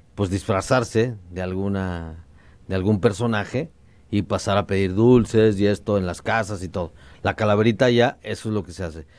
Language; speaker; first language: Spanish; native; Spanish